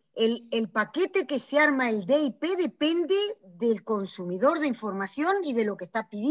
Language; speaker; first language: Spanish; native; Spanish